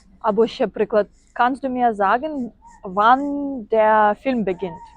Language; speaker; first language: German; non-native, fluent; Ukrainian